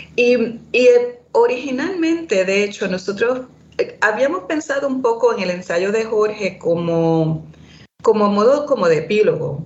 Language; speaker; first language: Spanish; early bilingual, heritage; Spanish